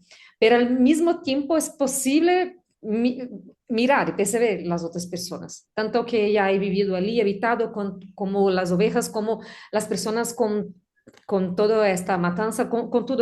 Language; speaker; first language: Spanish; non-native, learner; Portuguese